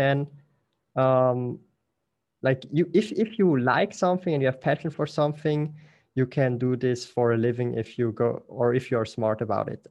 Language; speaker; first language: English; non-native, fluent; Swiss German